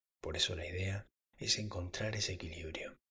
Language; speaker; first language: Spanish; native; Spanish